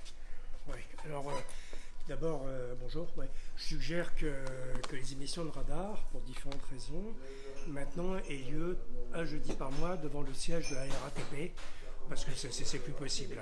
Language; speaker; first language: French; native; French